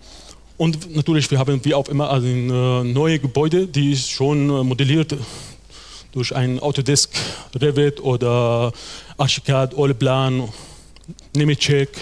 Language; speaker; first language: German; non-native, fluent; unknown